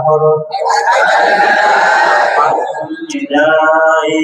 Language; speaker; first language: Arabic; non-native, fluent; Bangla